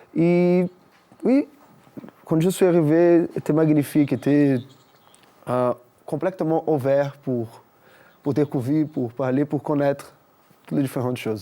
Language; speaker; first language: French; non-native, fluent; Portuguese